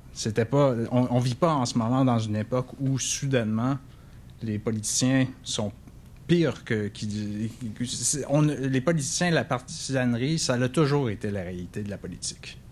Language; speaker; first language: French; native; French